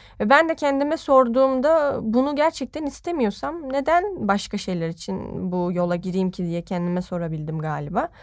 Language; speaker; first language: Turkish; native; Turkish